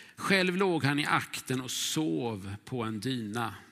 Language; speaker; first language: Swedish; native; Swedish